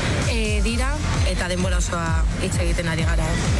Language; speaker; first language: Basque; non-native, local second language; Spanish